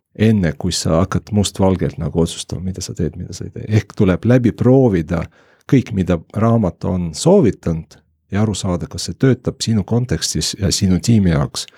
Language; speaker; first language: Estonian; non-native, local second language; Russian